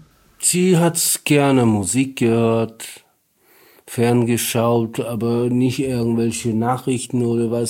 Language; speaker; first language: German; non-native, learner; Polish